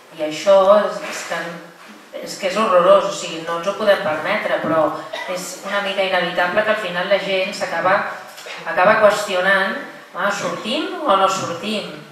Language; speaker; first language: Catalan; native; Catalan